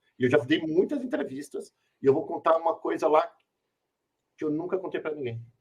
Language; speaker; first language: Portuguese; native; Portuguese